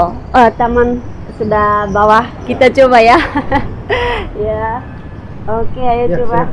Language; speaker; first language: Indonesian; non-native, learner; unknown